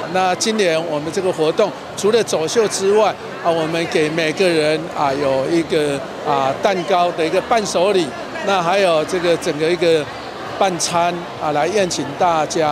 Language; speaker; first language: Chinese; native; Chinese